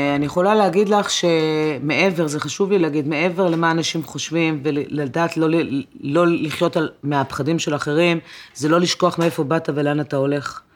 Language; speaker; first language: Hebrew; non-native, fluent; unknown